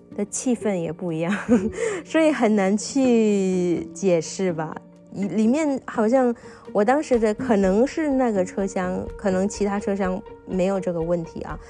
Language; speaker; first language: Chinese; non-native, fluent; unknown